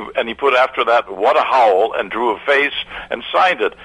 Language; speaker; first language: English; early bilingual, other home language; German